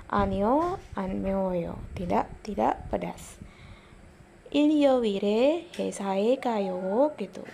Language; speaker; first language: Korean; non-native, fluent; Indonesian